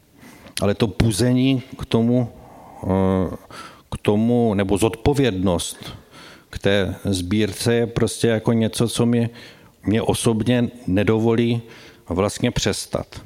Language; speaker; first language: Czech; native; Czech